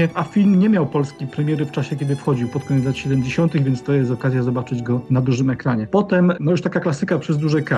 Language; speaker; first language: Polish; native; Polish